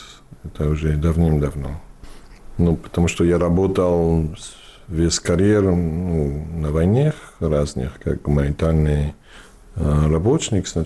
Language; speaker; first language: Russian; non-native, fluent; English